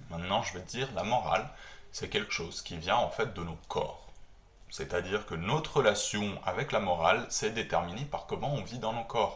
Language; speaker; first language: French; native; French